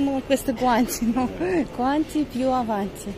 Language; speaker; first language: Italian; non-native, learner; Russian